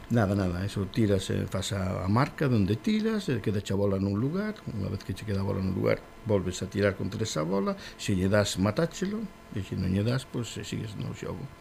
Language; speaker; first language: Galician; native; Galician